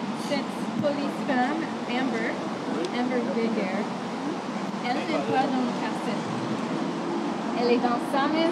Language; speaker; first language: French; non-native, learner; English